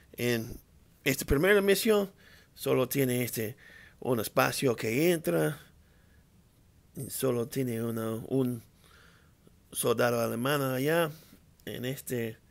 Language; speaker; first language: Spanish; non-native, learner; English